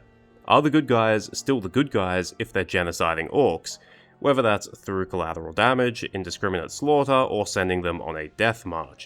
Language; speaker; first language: English; native; English